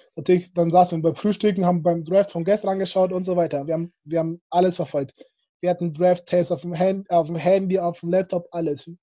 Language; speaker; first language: German; early bilingual, other home language; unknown